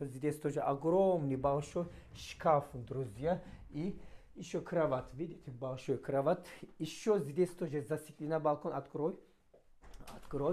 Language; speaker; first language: Russian; non-native, fluent; Turkish